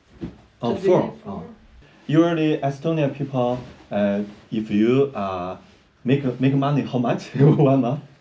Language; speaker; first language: English; non-native, learner; Chinese